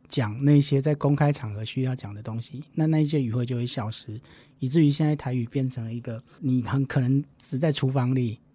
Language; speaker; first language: Chinese; non-native, local second language; Min Nan Chinese